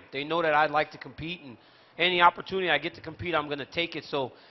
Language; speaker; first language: English; native; English